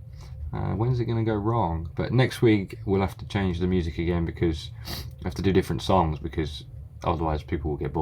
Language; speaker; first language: English; native; English